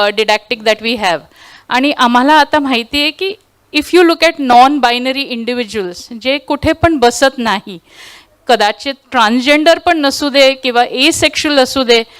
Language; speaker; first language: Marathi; non-native, local second language; Tulu